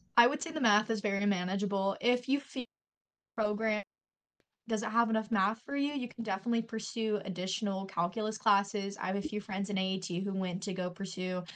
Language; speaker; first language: English; native; English